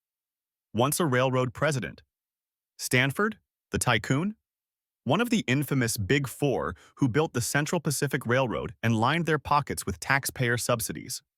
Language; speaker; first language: English; native; English